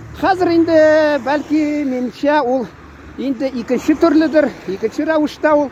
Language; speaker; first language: Tatar; early bilingual, heritage; Tatar